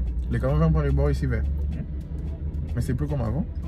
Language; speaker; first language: French; non-native, local second language; Swahili